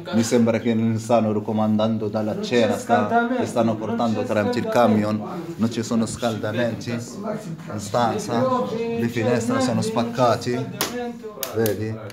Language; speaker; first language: Italian; non-native, fluent; Arabic